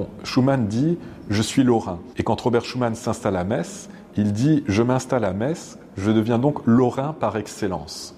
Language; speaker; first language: French; native; French